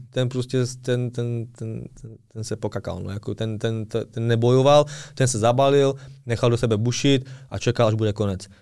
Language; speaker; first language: Czech; early bilingual, other home language; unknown